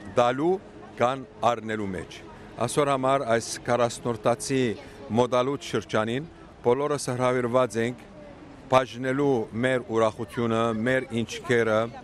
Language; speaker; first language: Armenian; early bilingual, heritage; Armenian